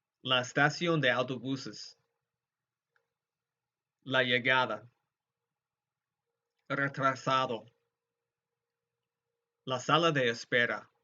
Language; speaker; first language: Spanish; non-native, fluent; English